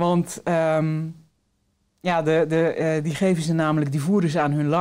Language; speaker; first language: Dutch; native; Dutch